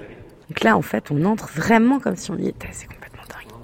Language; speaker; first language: French; native; French